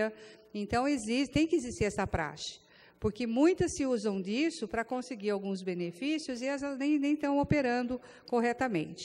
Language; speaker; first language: Portuguese; native; Portuguese